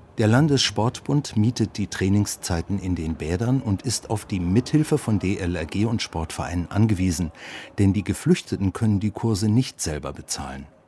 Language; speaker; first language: German; native; German